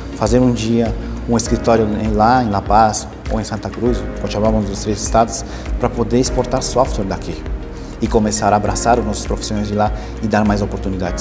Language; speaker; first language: Portuguese; early bilingual, other home language; Spanish